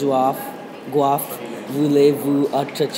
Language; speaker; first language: French; non-native, learner; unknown